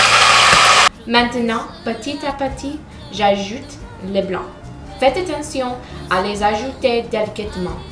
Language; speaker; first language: French; non-native, learner; English